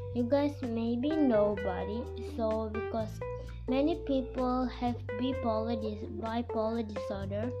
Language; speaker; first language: English; non-native, local second language; Malay